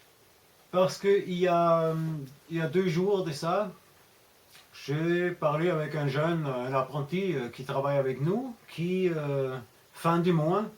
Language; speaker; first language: French; non-native, fluent; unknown